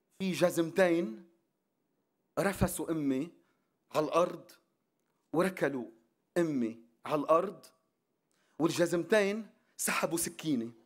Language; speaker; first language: Arabic; non-native, local second language; Armenian